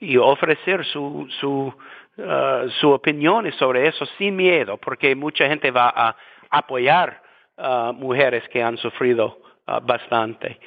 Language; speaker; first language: Spanish; non-native, fluent; English